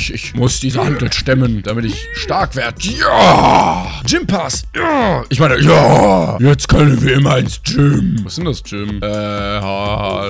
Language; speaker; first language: German; native; German